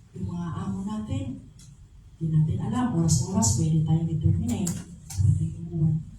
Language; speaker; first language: Filipino; non-native, local second language; Cebuano